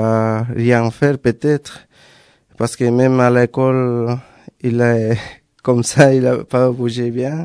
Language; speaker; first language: French; non-native, learner; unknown